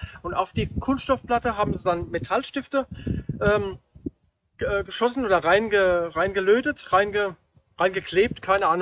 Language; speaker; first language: German; native; German